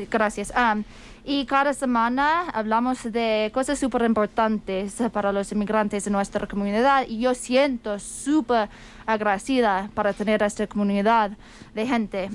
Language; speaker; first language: Spanish; non-native, fluent; English